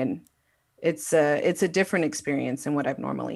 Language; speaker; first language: English; native; English